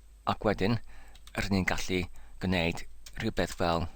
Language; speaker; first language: Welsh; non-native, learner; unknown